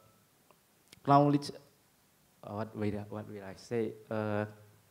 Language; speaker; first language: English; non-native, learner; Indonesian